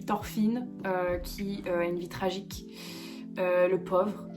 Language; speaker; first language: French; native; French